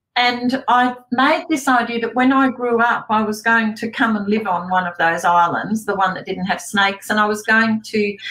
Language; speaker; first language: English; native; English